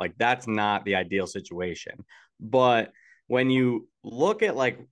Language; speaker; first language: English; native; English